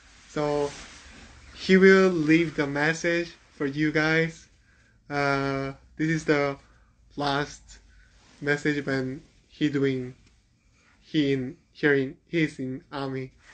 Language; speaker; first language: English; non-native, learner; Korean